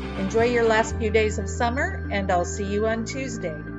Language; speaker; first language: English; native; English